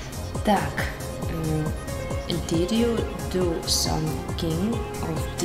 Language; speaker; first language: English; non-native, learner; Russian